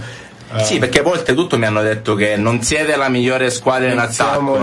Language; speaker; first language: Italian; native; Italian